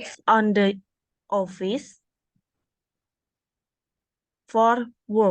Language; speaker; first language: English; non-native, learner; Indonesian